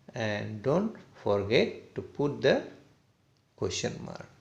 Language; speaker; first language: English; non-native, local second language; Assamese